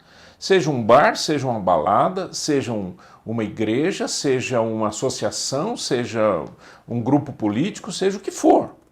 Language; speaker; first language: Portuguese; native; Portuguese